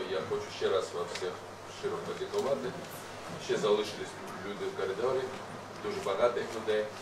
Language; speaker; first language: Ukrainian; non-native, local second language; Russian